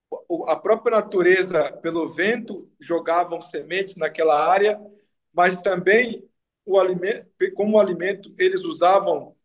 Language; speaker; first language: Portuguese; non-native, local second language; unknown